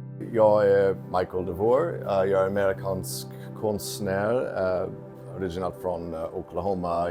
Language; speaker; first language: Swedish; non-native, fluent; English